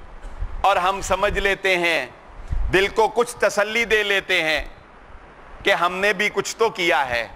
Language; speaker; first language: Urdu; non-native, local second language; Punjabi